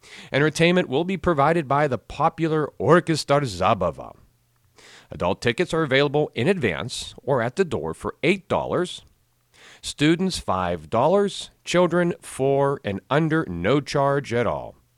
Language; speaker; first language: English; native; English